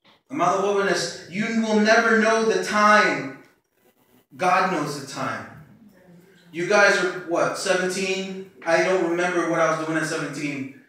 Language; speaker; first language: English; early bilingual, other home language; Spanish